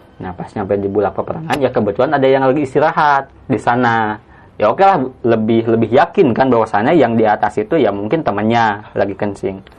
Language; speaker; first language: Indonesian; non-native, local second language; Sundanese